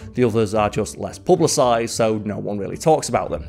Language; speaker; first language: English; native; English